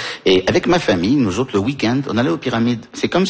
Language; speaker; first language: French; early bilingual, other home language; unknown